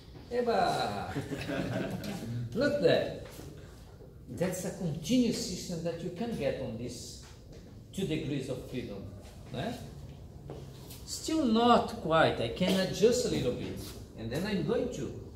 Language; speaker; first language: English; non-native, fluent; Portuguese